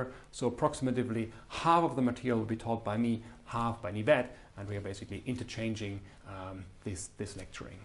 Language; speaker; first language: English; non-native, fluent; German